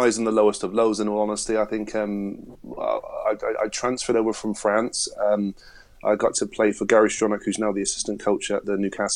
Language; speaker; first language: English; native; English